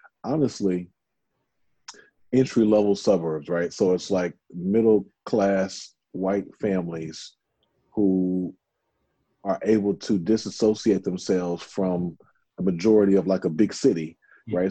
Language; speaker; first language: English; native; English